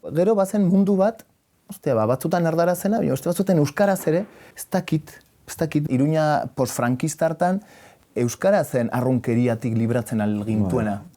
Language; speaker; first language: Basque; non-native, local second language; Spanish